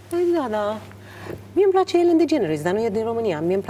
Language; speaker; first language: Romanian; native; Romanian